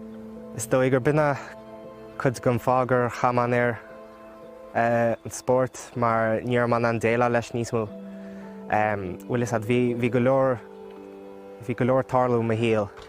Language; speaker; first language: Irish; early bilingual, other home language; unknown